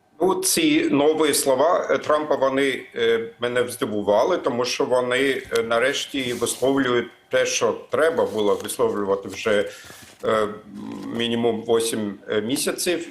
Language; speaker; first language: Ukrainian; non-native, fluent; German